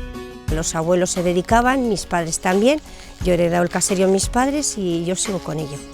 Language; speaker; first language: Spanish; native; Spanish